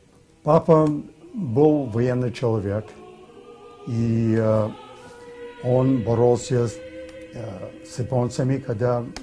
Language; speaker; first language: Russian; early bilingual, heritage; Russian